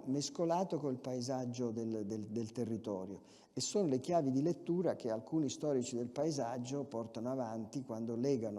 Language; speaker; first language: Italian; native; Italian